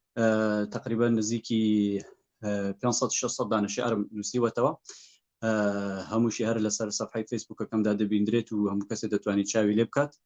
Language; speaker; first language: Central Kurdish; non-native, local second language; Gurani